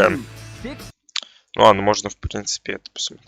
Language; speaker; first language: Russian; native; Russian